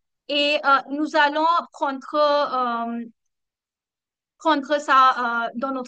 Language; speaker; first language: French; non-native, learner; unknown